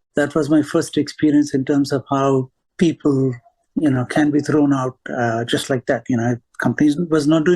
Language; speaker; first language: English; non-native, local second language; Telugu